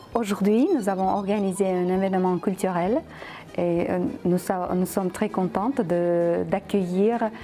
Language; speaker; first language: French; non-native, fluent; Uzbek